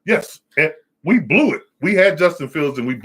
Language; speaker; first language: English; native; English